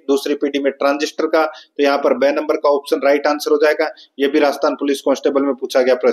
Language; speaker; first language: Hindi; native; Hindi